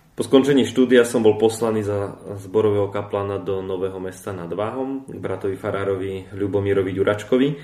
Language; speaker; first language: Slovak; native; Slovak